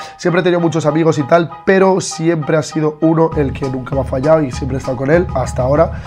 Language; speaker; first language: Spanish; early bilingual, other home language; Arabic